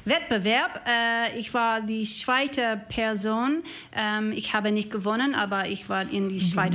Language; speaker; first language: German; non-native, learner; English